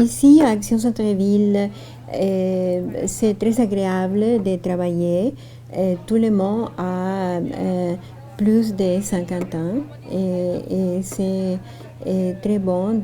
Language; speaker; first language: French; non-native, fluent; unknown